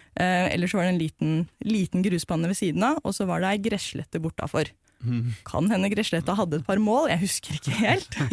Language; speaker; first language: Norwegian; native; Norwegian